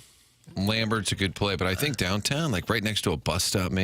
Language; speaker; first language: English; native; English